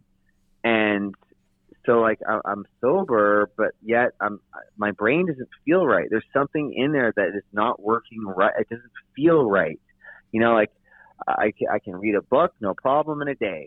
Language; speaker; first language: English; native; English